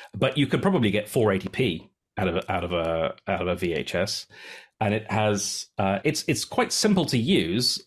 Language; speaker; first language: English; native; English